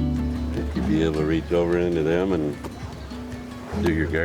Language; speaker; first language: English; native; English